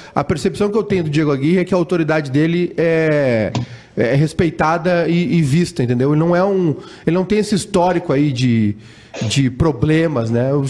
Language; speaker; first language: Portuguese; native; Portuguese